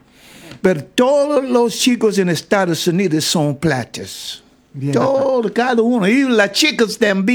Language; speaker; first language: Spanish; non-native, learner; English